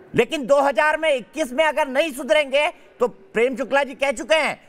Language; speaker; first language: Hindi; native; Hindi